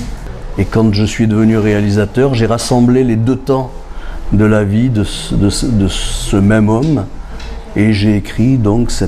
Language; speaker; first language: French; native; French